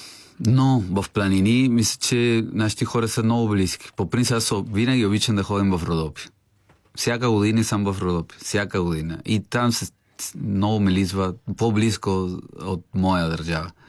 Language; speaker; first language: Bulgarian; non-native, learner; Spanish